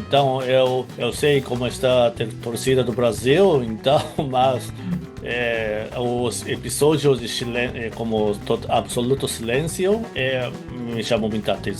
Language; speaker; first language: Portuguese; non-native, fluent; Japanese